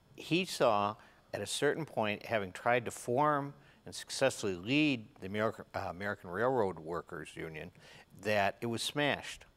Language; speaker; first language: English; native; English